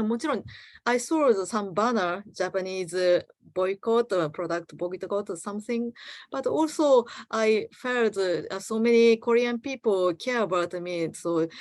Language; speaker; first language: English; non-native, learner; Japanese